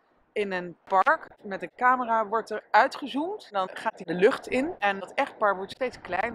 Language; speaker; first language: Dutch; native; Dutch